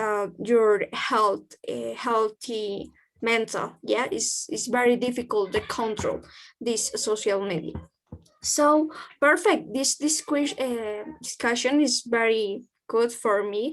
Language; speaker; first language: English; non-native, learner; Spanish